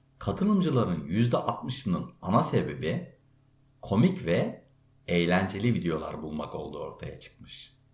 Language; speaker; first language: Turkish; native; Turkish